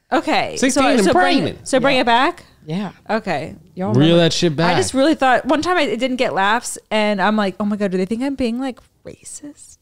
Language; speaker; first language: English; native; English